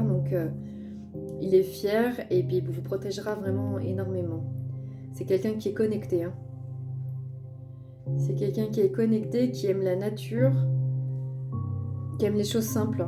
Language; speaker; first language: French; native; French